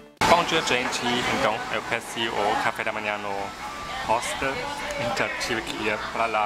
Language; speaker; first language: Portuguese; non-native, fluent; German